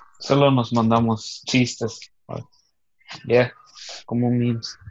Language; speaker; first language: Spanish; early bilingual, other home language; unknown